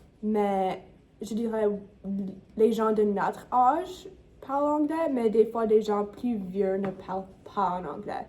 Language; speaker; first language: French; non-native, local second language; English